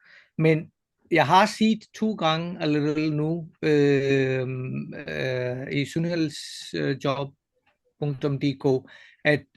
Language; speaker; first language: Danish; non-native, fluent; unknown